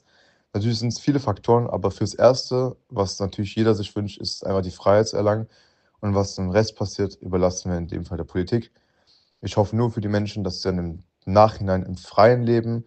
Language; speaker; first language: German; early bilingual, other home language; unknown